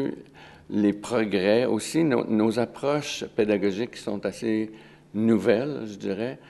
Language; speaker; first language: French; native; French